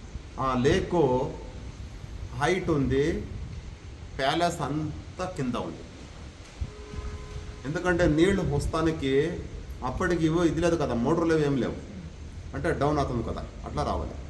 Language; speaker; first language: Telugu; non-native, local second language; Kannada